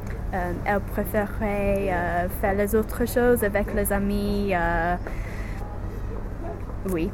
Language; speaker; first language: French; non-native, learner; English